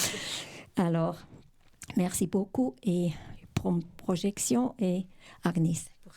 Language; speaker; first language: French; non-native, local second language; German